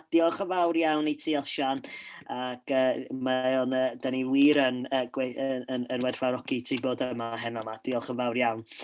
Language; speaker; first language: Welsh; non-native, local second language; English